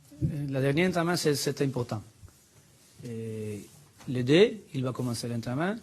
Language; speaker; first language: French; non-native, learner; Spanish